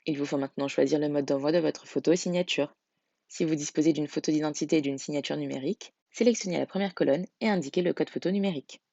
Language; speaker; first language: French; native; French